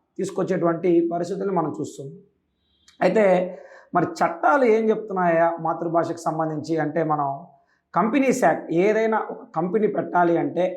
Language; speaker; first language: Telugu; native; Telugu